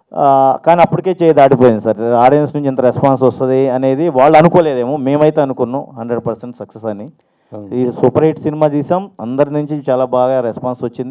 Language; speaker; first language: Telugu; native; Telugu